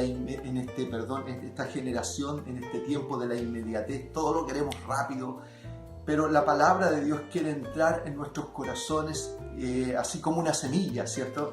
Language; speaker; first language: Spanish; native; Spanish